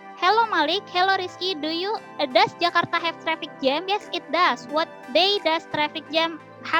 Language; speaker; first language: English; non-native, fluent; Indonesian